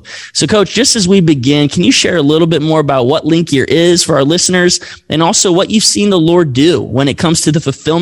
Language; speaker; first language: English; native; English